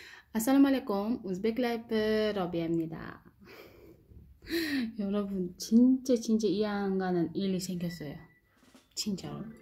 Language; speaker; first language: Korean; non-native, fluent; Uzbek